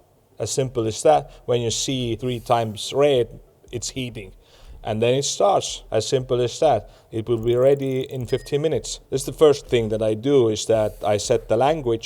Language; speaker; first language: English; non-native, fluent; Estonian